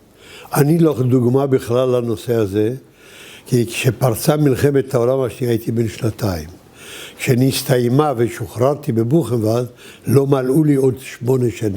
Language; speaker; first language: Hebrew; early bilingual, other home language; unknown